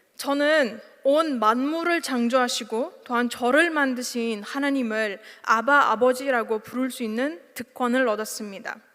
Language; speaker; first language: Korean; non-native, fluent; Uzbek